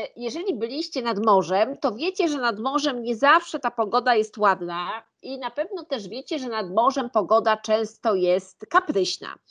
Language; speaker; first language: Polish; native; Polish